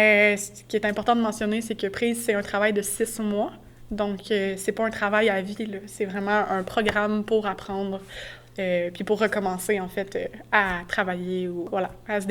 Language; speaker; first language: French; native; French